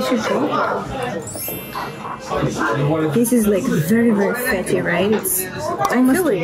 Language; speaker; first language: English; non-native, fluent; Russian